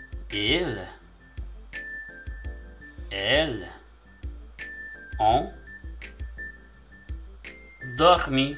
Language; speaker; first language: French; non-native, fluent; Spanish